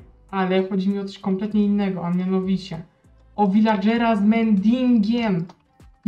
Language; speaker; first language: Polish; native; Polish